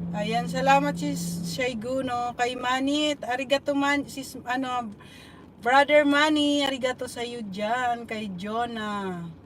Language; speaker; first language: Filipino; non-native, local second language; Bikol